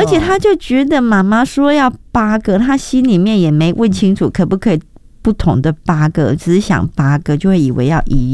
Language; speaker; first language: Chinese; native; Chinese